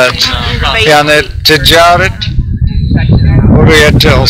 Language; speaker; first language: Turkish; non-native, learner; English